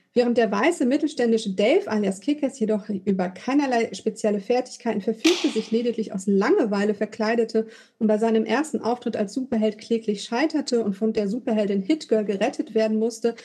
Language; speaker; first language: German; native; German